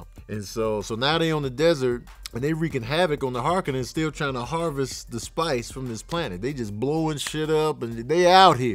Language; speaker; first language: English; native; English